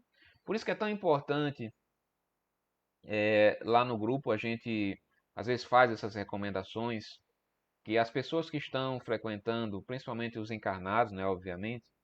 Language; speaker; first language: Portuguese; native; Portuguese